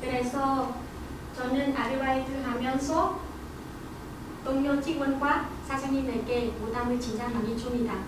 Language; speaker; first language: Korean; non-native, learner; Vietnamese